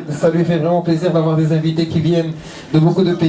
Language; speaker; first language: French; non-native, local second language; Arabic